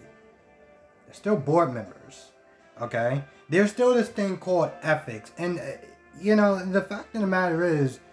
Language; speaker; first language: English; native; English